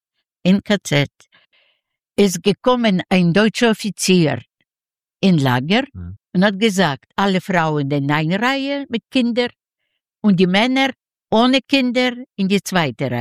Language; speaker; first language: German; non-native, learner; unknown